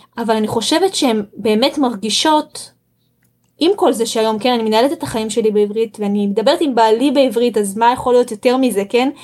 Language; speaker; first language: Hebrew; early bilingual, other home language; Russian